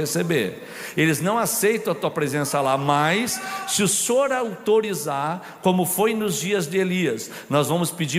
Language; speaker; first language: Portuguese; native; Portuguese